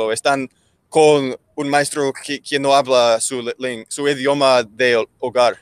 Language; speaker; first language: Spanish; non-native, learner; English